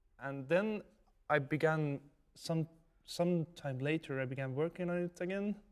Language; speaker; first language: English; non-native, fluent; Estonian